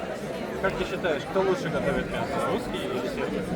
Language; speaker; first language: Russian; native; Russian